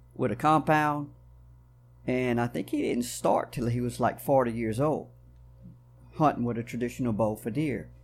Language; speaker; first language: English; native; English